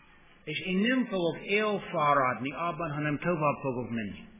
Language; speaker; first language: Hungarian; non-native, fluent; English